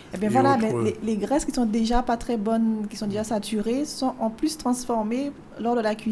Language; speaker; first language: French; native; French